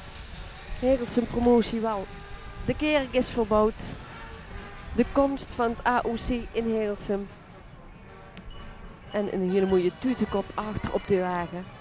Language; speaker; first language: Dutch; native; Dutch